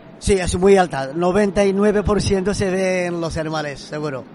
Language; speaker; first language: Spanish; non-native, fluent; Swahili